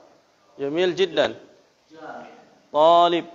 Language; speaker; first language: Arabic; non-native, fluent; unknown